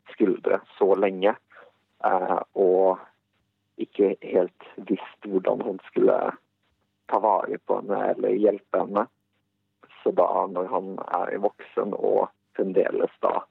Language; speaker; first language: Norwegian; early bilingual, other home language; Bosnian